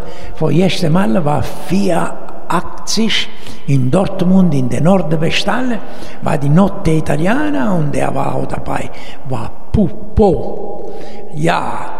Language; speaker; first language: German; non-native, learner; Italian